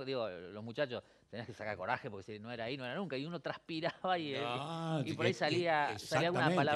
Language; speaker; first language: Spanish; native; Spanish